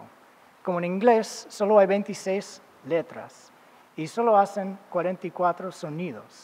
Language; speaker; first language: Spanish; non-native, fluent; English